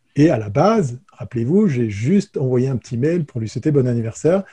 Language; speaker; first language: French; native; French